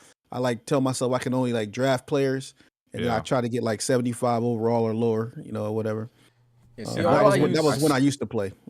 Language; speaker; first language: English; native; English